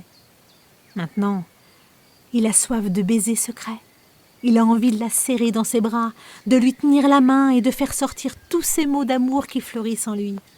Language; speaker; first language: French; native; French